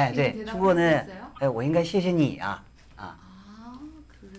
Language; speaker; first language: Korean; non-native, fluent; Chinese